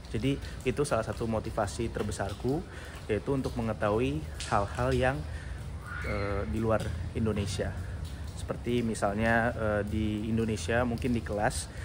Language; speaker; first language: Indonesian; native; Indonesian